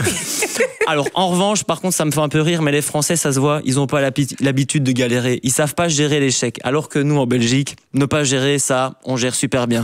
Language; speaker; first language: French; native; French